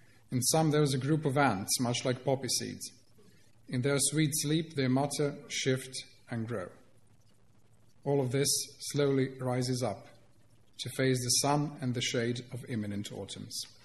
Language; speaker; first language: English; non-native, fluent; Croatian